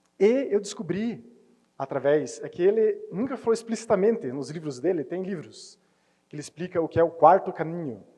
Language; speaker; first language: Portuguese; native; Portuguese